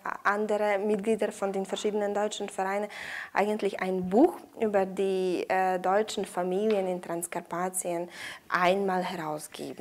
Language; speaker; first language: German; early bilingual, heritage; German